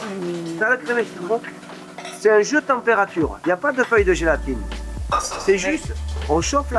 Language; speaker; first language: French; native; French